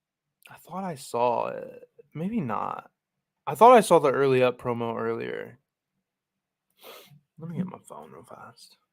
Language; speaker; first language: English; native; English